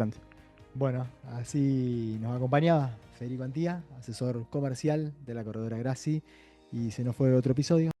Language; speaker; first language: Spanish; native; Spanish